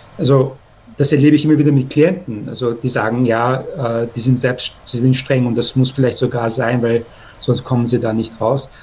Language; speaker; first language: German; early bilingual, other home language; Persian